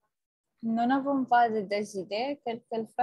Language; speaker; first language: French; non-native, learner; Spanish